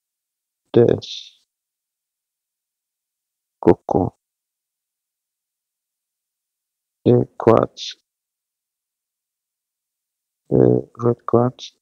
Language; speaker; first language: Japanese; non-native, learner; Spanish